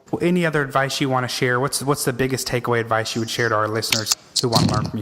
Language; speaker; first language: English; native; English